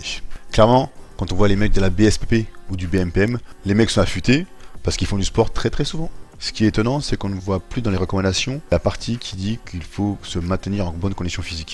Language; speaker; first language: French; native; French